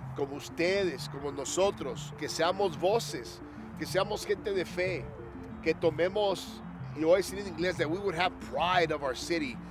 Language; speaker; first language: Spanish; early bilingual, heritage; Spanish